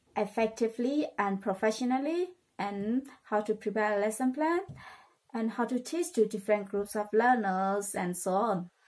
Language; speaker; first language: English; non-native, fluent; Burmese